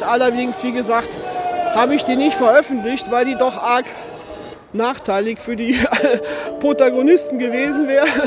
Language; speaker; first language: German; native; German